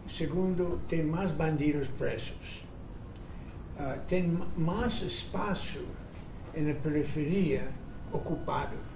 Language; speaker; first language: Portuguese; non-native, fluent; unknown